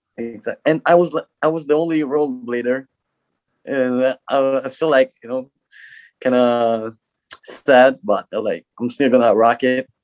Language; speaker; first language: English; non-native, learner; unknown